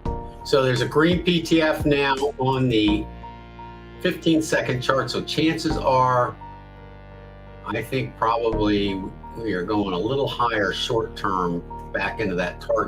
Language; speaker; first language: English; native; English